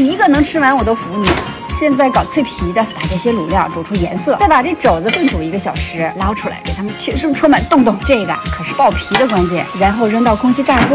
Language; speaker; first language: Chinese; native; Chinese